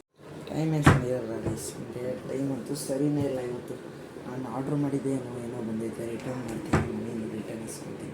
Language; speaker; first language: Kannada; native; Kannada